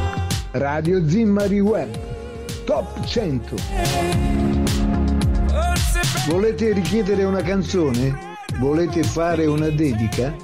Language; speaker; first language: Italian; native; Italian